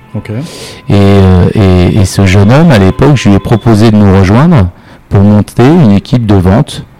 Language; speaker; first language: French; native; French